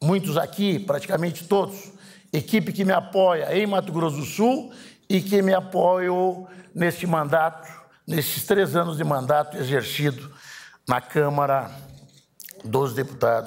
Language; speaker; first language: Portuguese; native; Portuguese